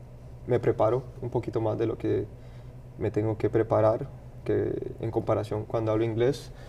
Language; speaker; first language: Spanish; early bilingual, heritage; Spanish